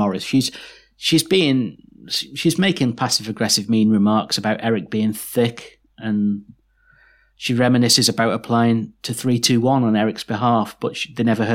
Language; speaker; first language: English; native; English